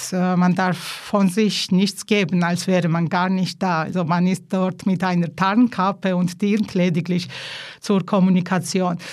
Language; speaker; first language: German; non-native, fluent; Georgian